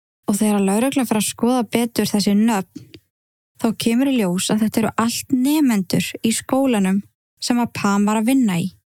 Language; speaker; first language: Icelandic; native; Icelandic